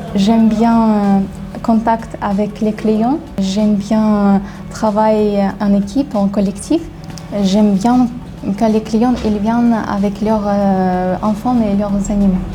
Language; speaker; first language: French; non-native, learner; Ukrainian